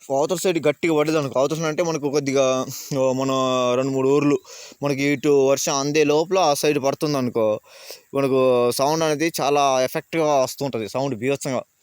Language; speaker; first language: Telugu; non-native, local second language; Lambadi